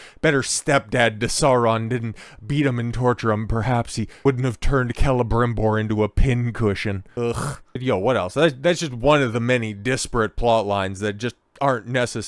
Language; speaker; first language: English; native; English